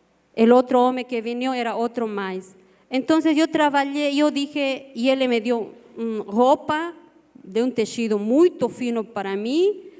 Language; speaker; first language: Portuguese; non-native, learner; Spanish